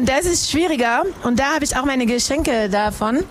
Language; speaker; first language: German; non-native, fluent; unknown